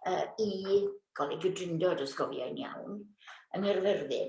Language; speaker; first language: Welsh; native; Welsh